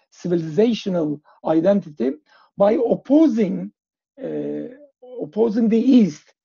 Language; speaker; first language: English; non-native, fluent; Turkish